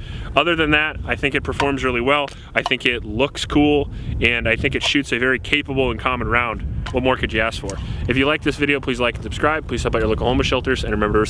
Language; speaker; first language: English; native; English